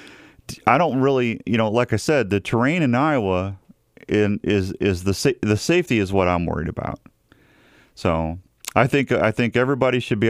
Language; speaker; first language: English; native; English